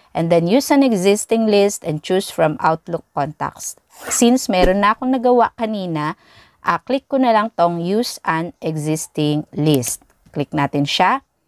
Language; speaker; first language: Filipino; native; Filipino